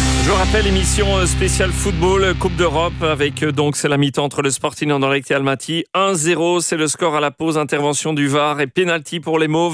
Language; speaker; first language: French; native; French